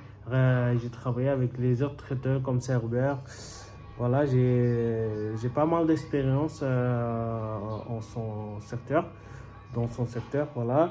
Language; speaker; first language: French; non-native, learner; Bangla